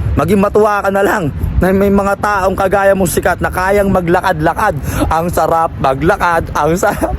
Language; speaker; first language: Filipino; non-native, local second language; Pampanga